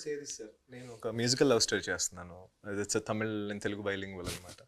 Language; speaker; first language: Telugu; native; Telugu